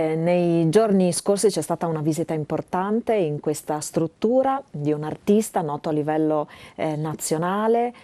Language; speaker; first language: Italian; native; Italian